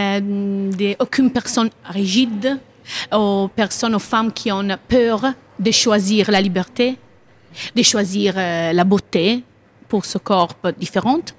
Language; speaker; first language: French; non-native, learner; Italian